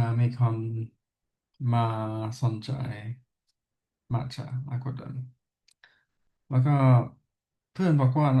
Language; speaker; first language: Thai; non-native, learner; English